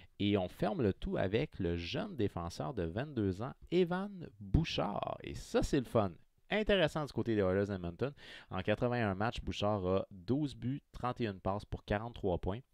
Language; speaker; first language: French; native; French